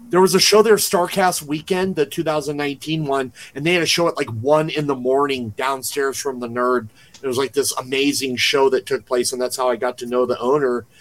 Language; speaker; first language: English; native; English